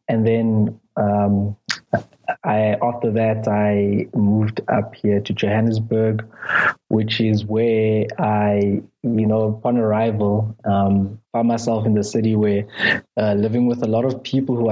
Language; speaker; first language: English; non-native, local second language; Zulu